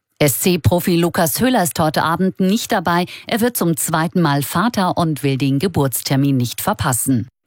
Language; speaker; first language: German; native; German